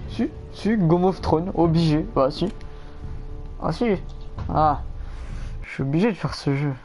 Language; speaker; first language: French; native; French